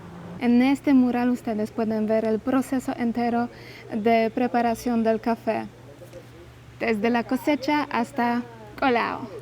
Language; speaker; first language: Spanish; non-native, learner; Polish